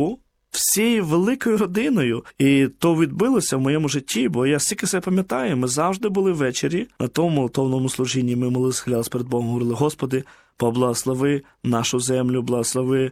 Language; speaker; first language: Ukrainian; native; Ukrainian